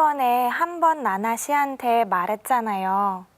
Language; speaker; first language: Korean; non-native, learner; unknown